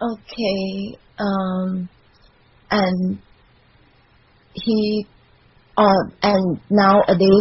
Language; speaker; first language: English; non-native, learner; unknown